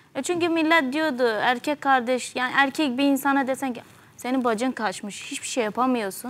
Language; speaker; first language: Turkish; native; Turkish